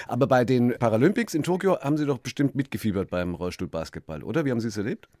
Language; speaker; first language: German; native; German